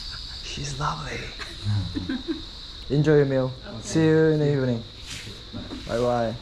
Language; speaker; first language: English; non-native, learner; Korean